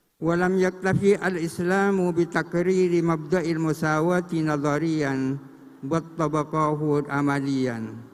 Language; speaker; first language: Arabic; non-native, fluent; Indonesian